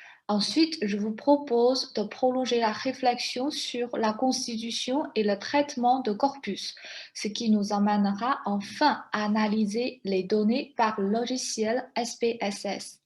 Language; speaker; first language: French; non-native, fluent; Chinese